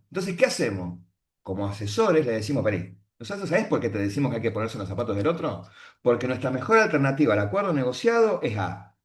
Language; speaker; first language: Spanish; native; Spanish